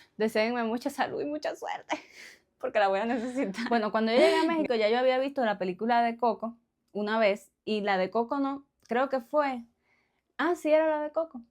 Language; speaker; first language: Spanish; native; Spanish